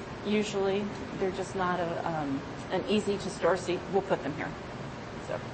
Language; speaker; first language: English; native; English